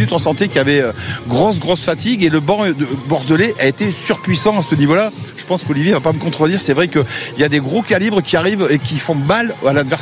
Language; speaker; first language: French; native; French